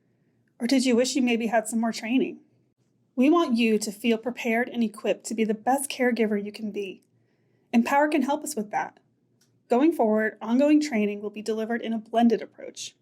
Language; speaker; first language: English; native; English